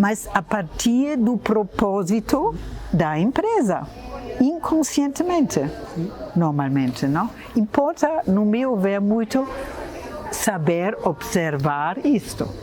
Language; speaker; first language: Portuguese; non-native, fluent; German